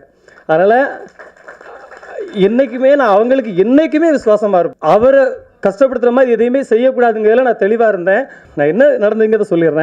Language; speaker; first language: Tamil; native; Tamil